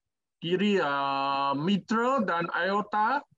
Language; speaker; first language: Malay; non-native, learner; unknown